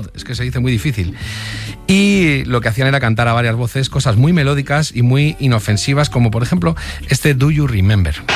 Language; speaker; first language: Spanish; native; Spanish